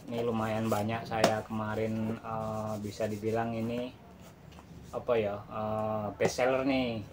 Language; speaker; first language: Indonesian; non-native, local second language; Javanese